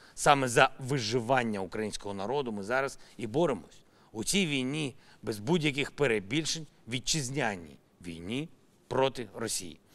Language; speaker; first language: Ukrainian; non-native, local second language; Russian